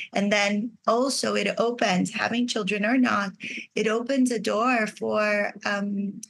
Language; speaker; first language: English; non-native, fluent; Portuguese